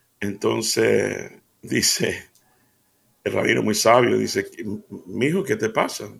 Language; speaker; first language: Spanish; early bilingual, heritage; Spanish